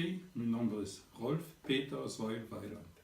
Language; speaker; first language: Spanish; non-native, fluent; German